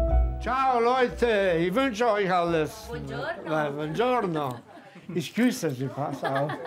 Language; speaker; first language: German; non-native, fluent; Italian